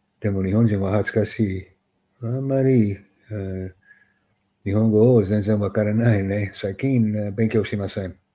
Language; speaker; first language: Japanese; non-native, learner; English